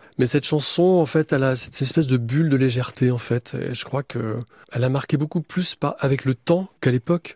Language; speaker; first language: French; native; French